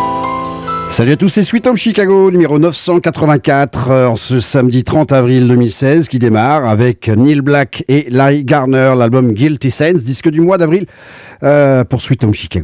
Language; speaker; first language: French; native; French